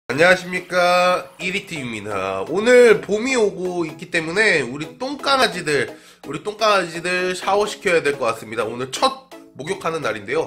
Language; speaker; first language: Korean; native; Korean